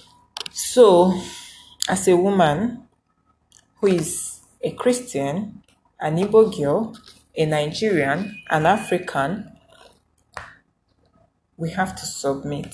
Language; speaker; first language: English; non-native, local second language; Igbo